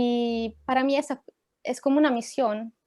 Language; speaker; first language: Spanish; non-native, fluent; Italian